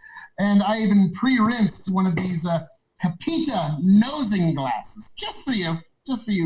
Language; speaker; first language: English; native; English